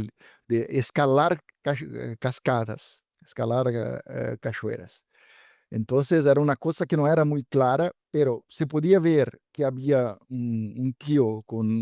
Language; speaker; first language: Spanish; non-native, fluent; Portuguese